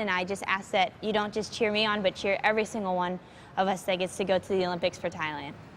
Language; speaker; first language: English; early bilingual, other home language; Thai